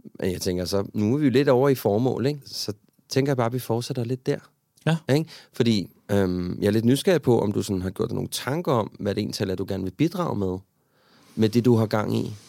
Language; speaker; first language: Danish; native; Danish